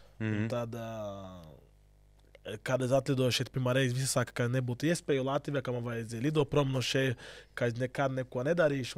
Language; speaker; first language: Latvian; non-native, learner; Portuguese